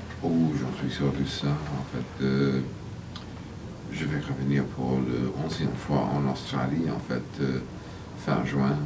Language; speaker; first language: French; non-native, fluent; English